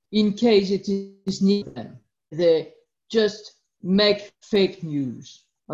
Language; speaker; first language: English; non-native, fluent; French